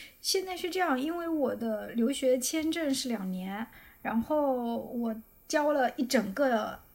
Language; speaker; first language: Chinese; native; Chinese